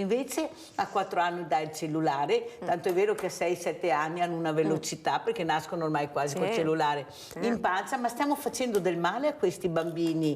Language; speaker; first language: Italian; native; Italian